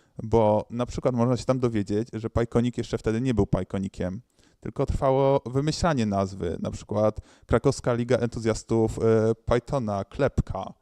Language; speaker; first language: Polish; native; Polish